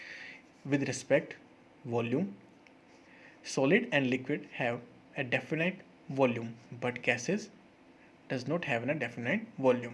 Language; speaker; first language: English; non-native, local second language; Hindi